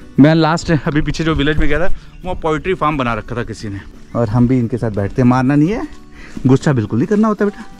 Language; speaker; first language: Hindi; native; Hindi